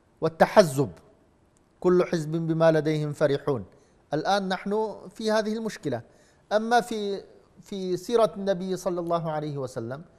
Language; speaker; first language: Arabic; non-native, fluent; Uyghur